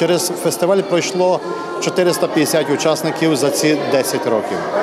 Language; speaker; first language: Ukrainian; native; Ukrainian